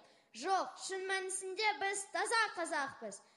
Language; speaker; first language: Kazakh; non-native, local second language; Russian